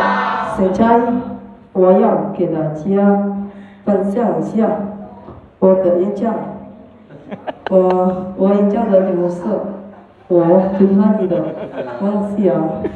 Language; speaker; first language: Chinese; non-native, learner; Indonesian